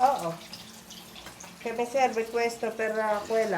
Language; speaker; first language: Italian; non-native, learner; Filipino